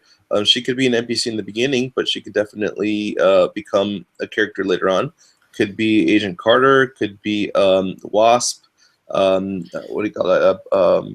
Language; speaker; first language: English; native; English